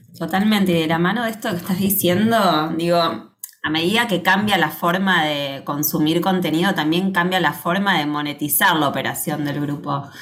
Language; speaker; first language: Spanish; native; Spanish